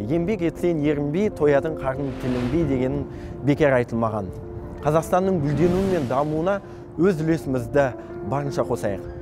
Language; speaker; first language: Kazakh; non-native, local second language; Russian